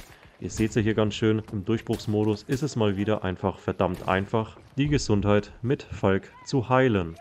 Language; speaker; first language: German; native; German